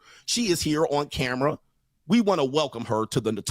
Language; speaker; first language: English; native; English